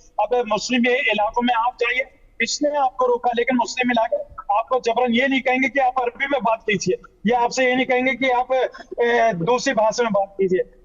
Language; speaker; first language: Hindi; native; Hindi